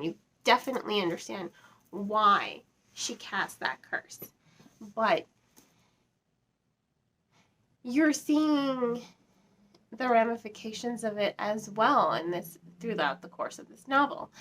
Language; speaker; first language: English; native; English